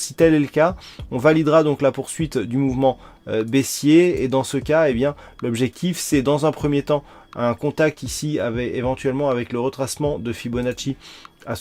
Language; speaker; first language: French; native; French